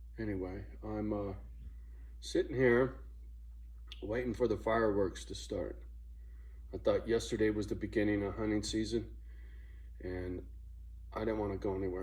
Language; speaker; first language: English; native; English